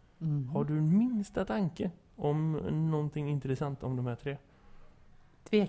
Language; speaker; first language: Swedish; native; Swedish